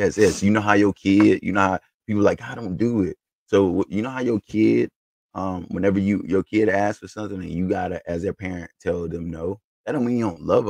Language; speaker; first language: English; native; English